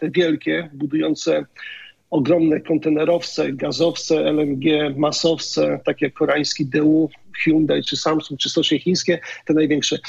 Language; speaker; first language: Polish; native; Polish